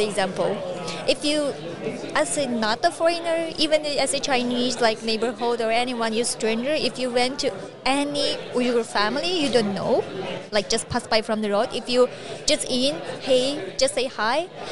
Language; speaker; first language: English; non-native, learner; Chinese